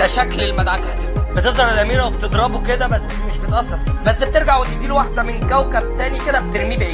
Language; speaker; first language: Arabic; native; Arabic